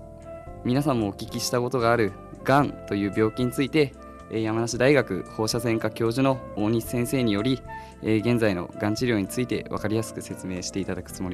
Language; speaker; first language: Japanese; native; Japanese